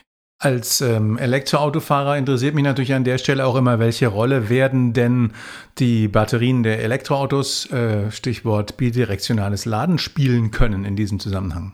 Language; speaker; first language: German; native; German